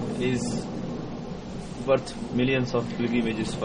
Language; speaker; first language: English; non-native, local second language; Punjabi